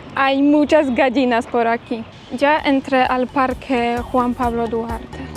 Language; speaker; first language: Spanish; non-native, fluent; Polish